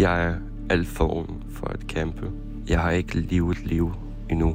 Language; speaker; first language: Danish; non-native, fluent; Ukrainian